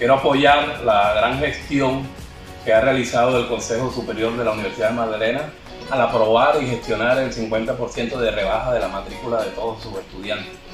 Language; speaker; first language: Spanish; native; Spanish